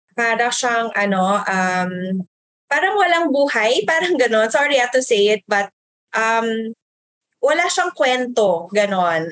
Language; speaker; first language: Filipino; early bilingual, other home language; Waray